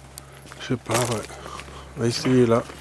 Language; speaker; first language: French; native; French